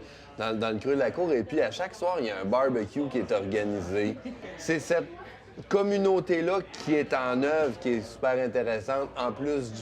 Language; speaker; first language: French; native; French